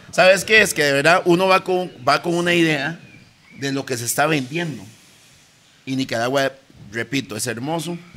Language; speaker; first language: Spanish; native; Spanish